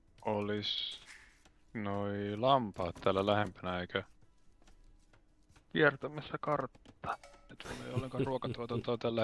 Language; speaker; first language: Finnish; native; Finnish